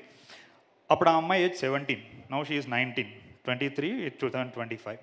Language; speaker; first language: Telugu; native; Telugu